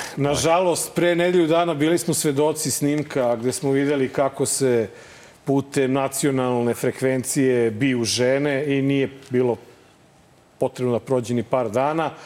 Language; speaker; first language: Serbian; native; Serbian